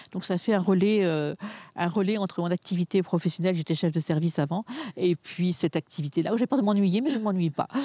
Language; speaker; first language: French; native; French